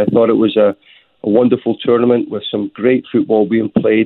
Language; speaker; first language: English; native; English